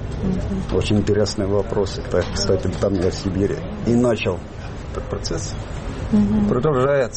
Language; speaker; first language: Russian; non-native, fluent; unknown